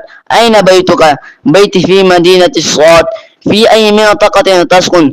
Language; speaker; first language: Arabic; non-native, learner; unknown